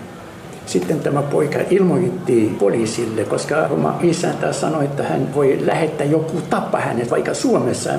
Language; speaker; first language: Finnish; non-native, fluent; Arabic